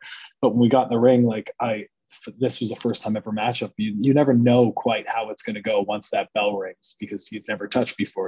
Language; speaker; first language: English; native; English